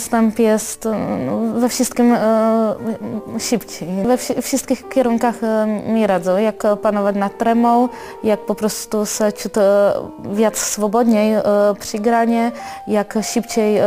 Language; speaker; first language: Polish; non-native, learner; Czech